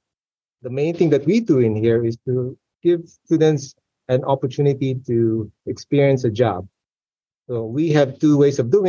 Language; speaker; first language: English; non-native, local second language; Filipino